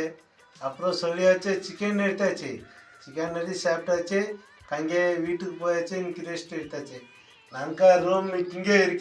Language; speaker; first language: Tamil; non-native, learner; Hindi